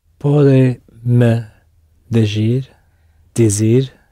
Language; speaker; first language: Portuguese; non-native, learner; English